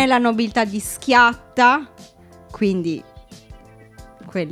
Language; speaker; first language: Italian; native; Italian